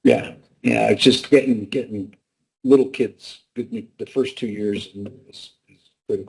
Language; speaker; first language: English; native; English